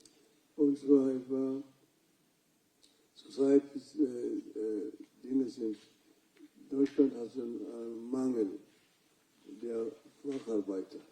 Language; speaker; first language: German; non-native, fluent; Luo (Kenya and Tanzania)